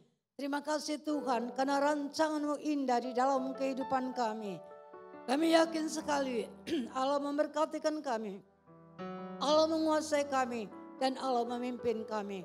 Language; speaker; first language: Indonesian; native; Indonesian